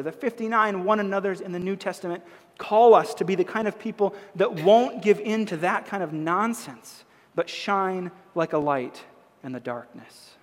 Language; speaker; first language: English; native; English